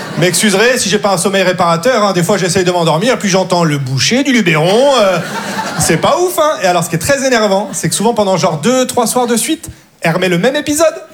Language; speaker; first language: French; native; French